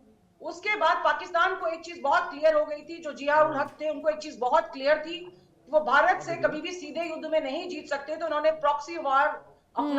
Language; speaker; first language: Hindi; native; Hindi